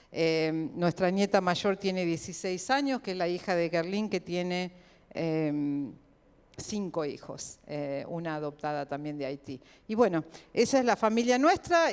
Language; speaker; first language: Spanish; native; Spanish